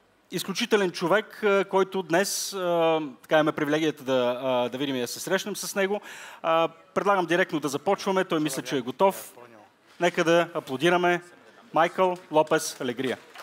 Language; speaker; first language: Bulgarian; native; Bulgarian